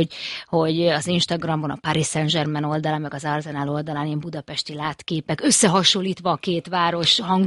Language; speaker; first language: Hungarian; native; Hungarian